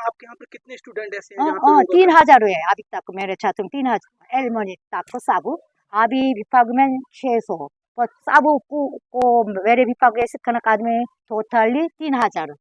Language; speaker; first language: Hindi; non-native, learner; Korean